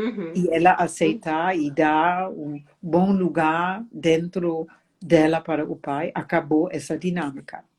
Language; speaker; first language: Portuguese; non-native, fluent; German